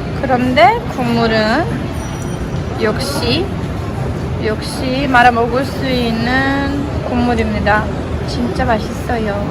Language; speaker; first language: Korean; non-native, fluent; Romanian